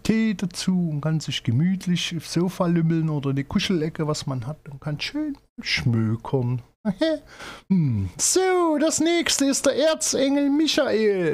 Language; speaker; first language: German; native; German